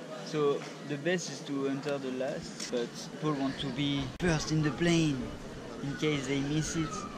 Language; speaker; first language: English; non-native, fluent; French